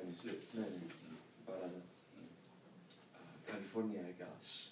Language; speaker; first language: Swedish; non-native, learner; English